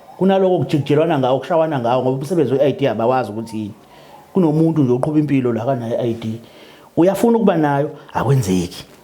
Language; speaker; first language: Zulu; native; Zulu